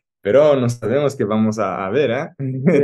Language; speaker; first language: Spanish; non-native, learner; Italian